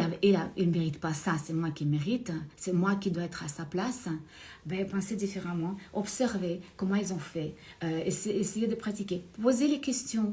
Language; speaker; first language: French; non-native, fluent; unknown